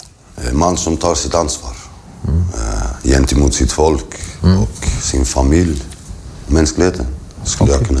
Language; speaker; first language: Swedish; early bilingual, other home language; Kurdish